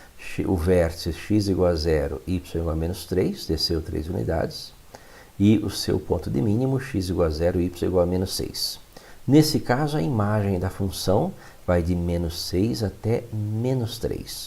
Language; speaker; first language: Portuguese; native; Portuguese